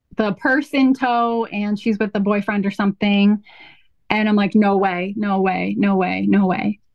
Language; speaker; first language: English; native; English